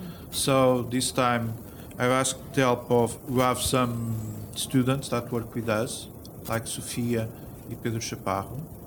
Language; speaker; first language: English; non-native, fluent; Portuguese